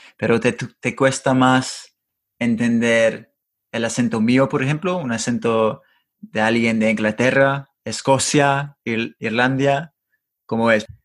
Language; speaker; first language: Spanish; non-native, fluent; English